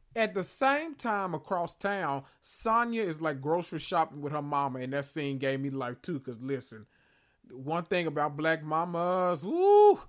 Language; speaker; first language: English; native; English